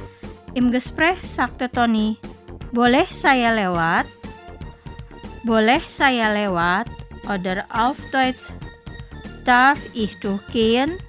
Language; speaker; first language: German; non-native, fluent; Indonesian